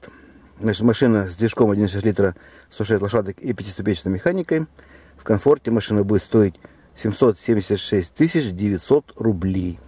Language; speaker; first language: Russian; native; Russian